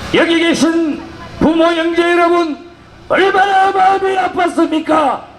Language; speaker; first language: Korean; native; Korean